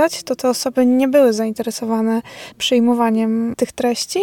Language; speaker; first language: Polish; native; Polish